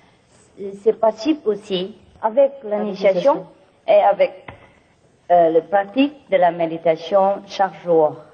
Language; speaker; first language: French; non-native, learner; Vietnamese